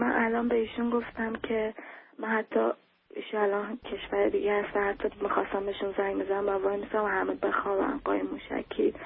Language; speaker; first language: Persian; early bilingual, heritage; Persian